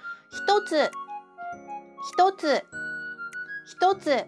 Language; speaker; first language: Japanese; native; Japanese